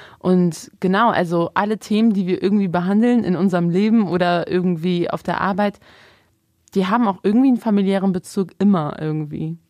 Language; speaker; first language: German; native; German